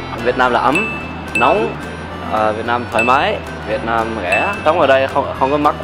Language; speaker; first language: Vietnamese; early bilingual, heritage; German